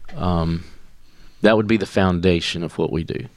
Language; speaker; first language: English; native; English